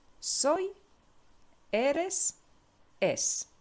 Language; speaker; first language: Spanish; non-native, fluent; Polish